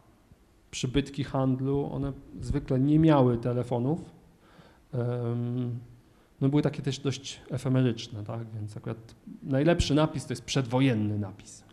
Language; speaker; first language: Polish; native; Polish